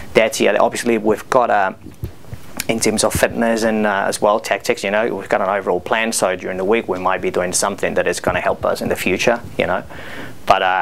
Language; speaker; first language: English; non-native, fluent; Spanish